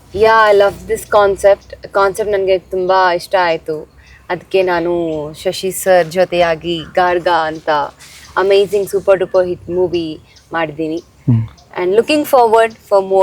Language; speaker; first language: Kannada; non-native, learner; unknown